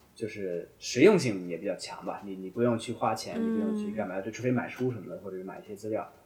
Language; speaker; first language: Chinese; non-native, fluent; English